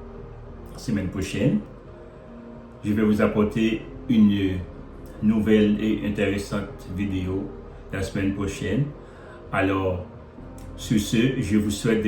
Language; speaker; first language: French; non-native, local second language; Haitian Creole